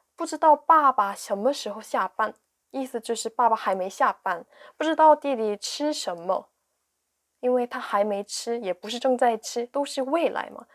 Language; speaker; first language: Chinese; non-native, fluent; Korean